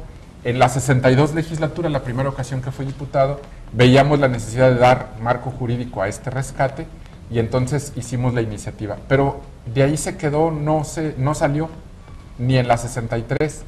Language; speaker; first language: Spanish; native; Spanish